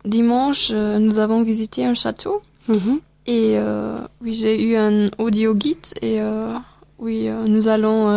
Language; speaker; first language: French; non-native, learner; German